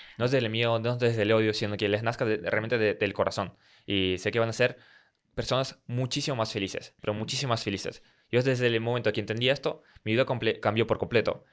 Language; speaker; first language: Spanish; early bilingual, other home language; Russian